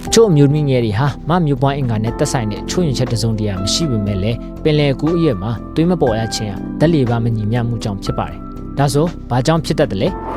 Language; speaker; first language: Burmese; non-native, local second language; Shan